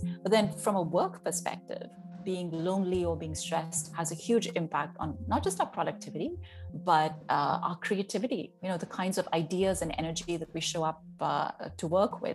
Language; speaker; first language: English; non-native, local second language; Hindi